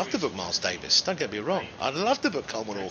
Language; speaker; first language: English; native; English